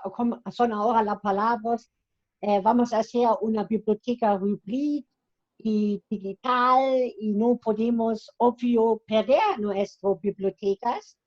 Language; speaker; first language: Spanish; non-native, fluent; German